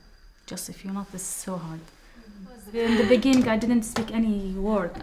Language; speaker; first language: English; non-native, learner; Arabic